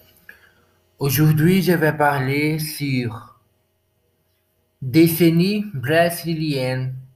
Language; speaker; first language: French; non-native, learner; Portuguese